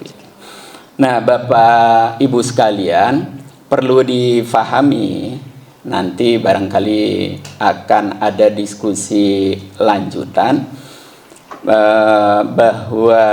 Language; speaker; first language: Indonesian; native; Indonesian